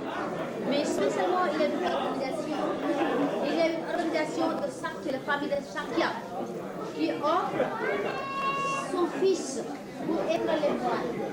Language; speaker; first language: French; non-native, fluent; Nepali